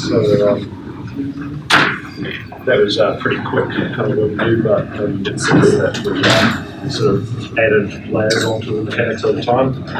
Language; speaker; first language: English; native; English